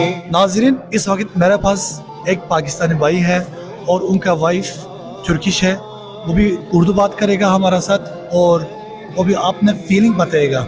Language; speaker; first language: Hindi; non-native, learner; Turkish